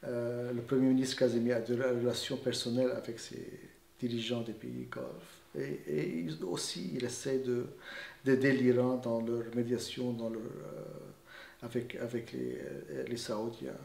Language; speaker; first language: French; non-native, fluent; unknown